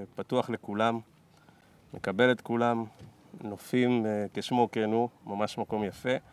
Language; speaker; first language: Hebrew; native; Hebrew